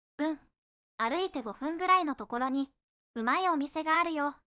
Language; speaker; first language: Japanese; native; Japanese